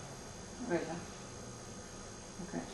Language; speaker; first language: Hebrew; native; Hebrew